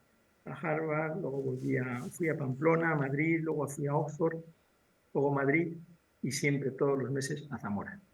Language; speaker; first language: Spanish; native; Spanish